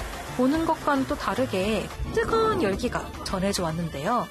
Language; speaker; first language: Korean; native; Korean